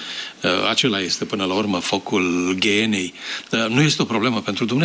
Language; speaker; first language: Romanian; native; Romanian